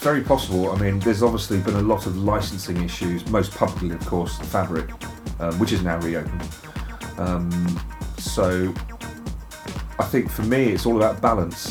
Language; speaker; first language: English; native; English